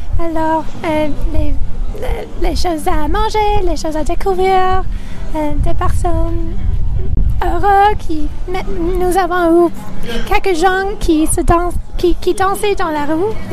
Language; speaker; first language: French; non-native, local second language; English